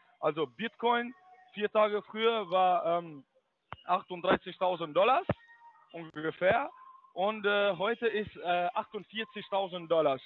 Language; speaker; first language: German; non-native, learner; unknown